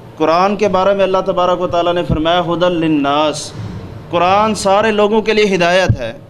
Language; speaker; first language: Urdu; non-native, local second language; Punjabi